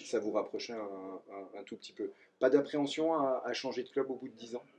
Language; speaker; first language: French; native; French